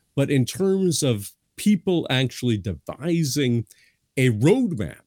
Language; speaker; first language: English; native; English